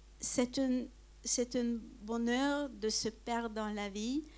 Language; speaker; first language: French; non-native, fluent; Hungarian